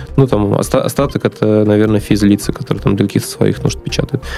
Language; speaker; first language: Russian; native; Russian